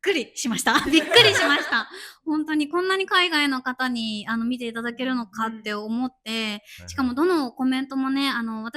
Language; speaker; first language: Japanese; native; Japanese